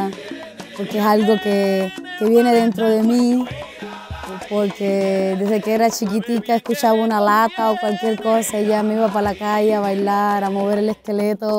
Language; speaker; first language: Spanish; native; Spanish